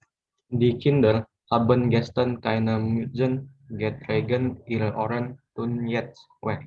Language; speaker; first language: German; non-native, learner; Indonesian